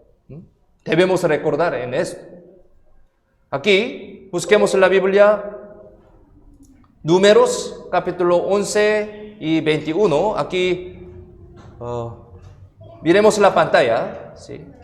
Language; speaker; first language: Spanish; non-native, fluent; Korean